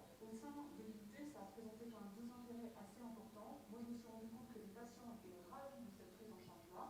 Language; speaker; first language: French; native; French